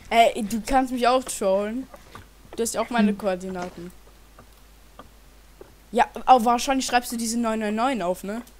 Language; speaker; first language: German; native; German